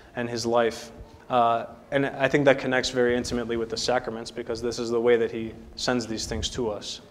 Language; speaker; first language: English; native; English